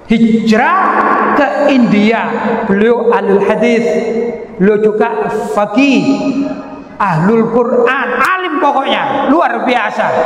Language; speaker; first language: Indonesian; native; Indonesian